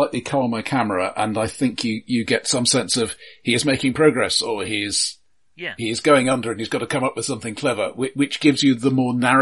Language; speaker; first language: English; native; English